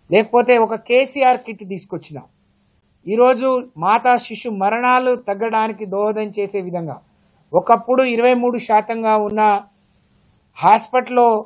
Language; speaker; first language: Telugu; non-native, local second language; Lambadi